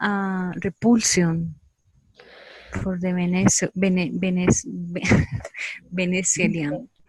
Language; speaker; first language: English; non-native, learner; Spanish